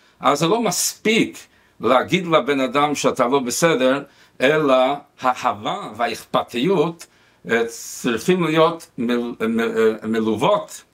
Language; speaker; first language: Hebrew; non-native, fluent; Spanish